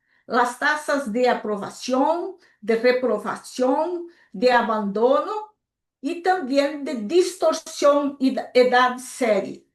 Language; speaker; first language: Spanish; non-native, local second language; Portuguese